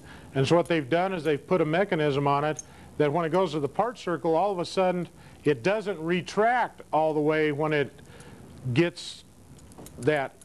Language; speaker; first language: English; native; English